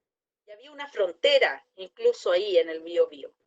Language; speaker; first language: Spanish; native; Spanish